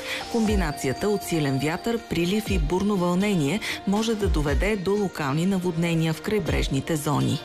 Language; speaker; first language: Bulgarian; native; Bulgarian